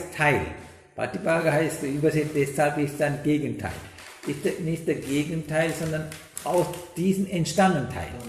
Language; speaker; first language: German; non-native, learner; Sinhala